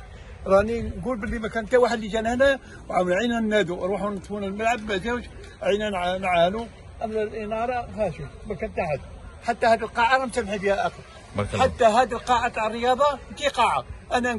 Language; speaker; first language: Arabic; native; Arabic